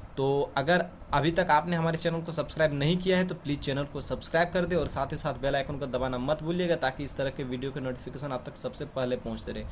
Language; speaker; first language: Hindi; native; Hindi